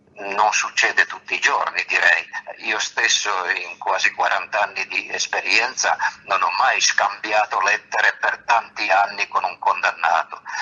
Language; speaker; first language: Italian; native; Italian